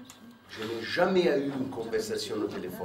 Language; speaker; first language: French; non-native, fluent; Italian